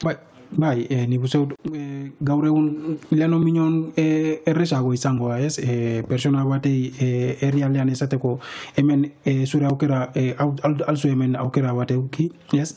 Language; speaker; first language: Basque; non-native, fluent; Wolof